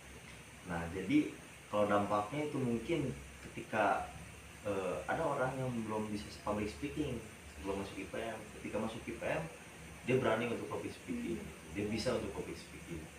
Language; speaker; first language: Indonesian; native; Indonesian